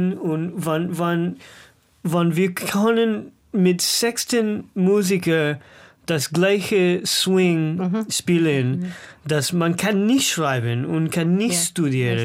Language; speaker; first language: German; non-native, learner; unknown